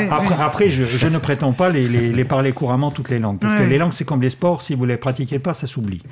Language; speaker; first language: French; non-native, fluent; Russian